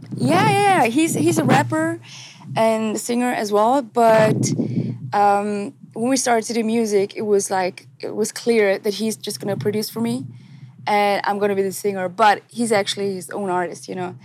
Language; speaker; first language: English; non-native, fluent; Tamil